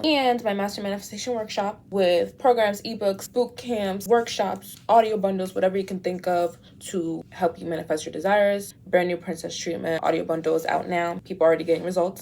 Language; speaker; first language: English; native; English